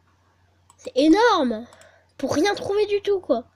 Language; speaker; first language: French; native; French